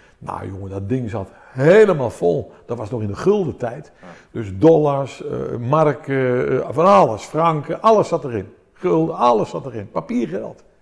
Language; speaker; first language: Dutch; early bilingual, other home language; Armenian